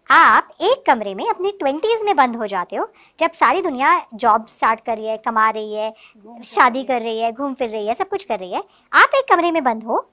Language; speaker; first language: Hindi; native; Hindi